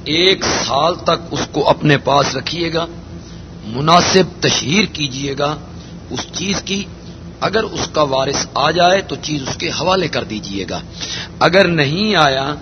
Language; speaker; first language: Urdu; non-native, local second language; Punjabi